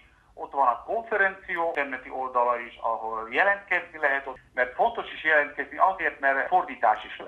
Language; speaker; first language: Hungarian; non-native, fluent; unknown